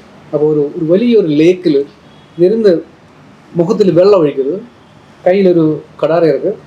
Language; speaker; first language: Tamil; non-native, learner; Malayalam